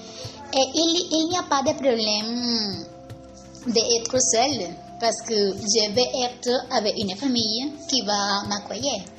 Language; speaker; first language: French; non-native, learner; Spanish